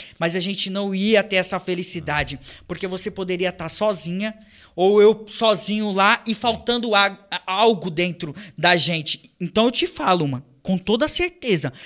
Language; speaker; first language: Portuguese; native; Portuguese